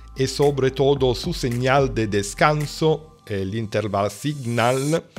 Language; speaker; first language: Spanish; non-native, learner; Italian